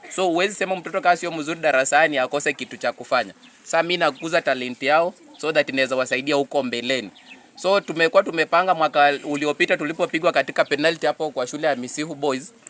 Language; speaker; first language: Swahili; non-native, local second language; Luyia